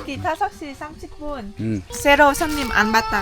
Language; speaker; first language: Korean; non-native, learner; Vietnamese